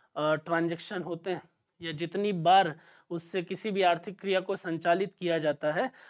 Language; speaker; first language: Hindi; native; Hindi